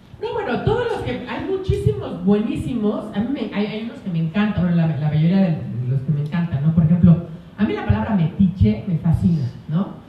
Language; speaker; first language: Spanish; native; Spanish